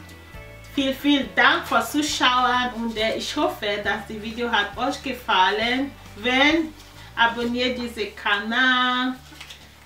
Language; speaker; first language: German; non-native, learner; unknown